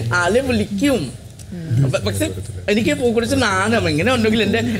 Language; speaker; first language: Malayalam; non-native, fluent; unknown